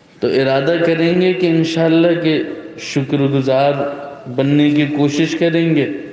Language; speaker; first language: Urdu; native; Urdu